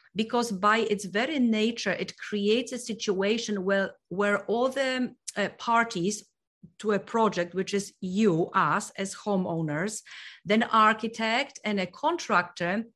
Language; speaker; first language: English; non-native, fluent; Polish